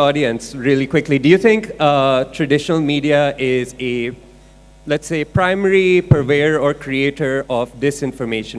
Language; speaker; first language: English; non-native, local second language; Urdu